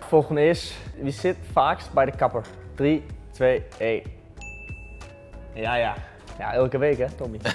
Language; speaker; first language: Dutch; non-native, learner; Danish